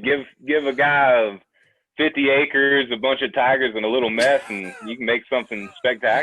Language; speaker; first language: English; native; English